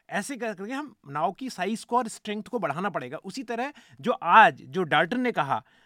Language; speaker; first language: Hindi; native; Hindi